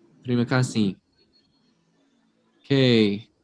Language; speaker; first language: Indonesian; non-native, fluent; English